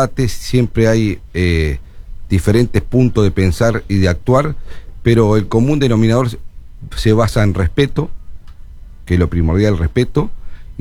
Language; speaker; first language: Spanish; native; Spanish